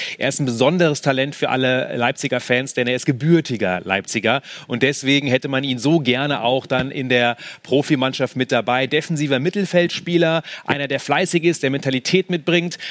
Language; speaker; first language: German; native; German